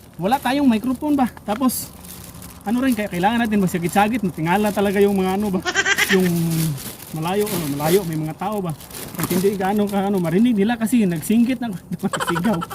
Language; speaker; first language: Filipino; non-native, local second language; Cebuano